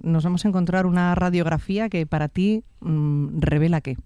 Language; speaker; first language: Spanish; native; Spanish